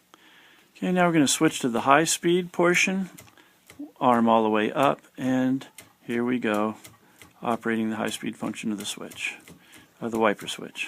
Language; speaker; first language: English; native; English